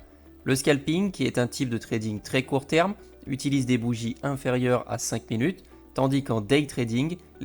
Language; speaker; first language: French; native; French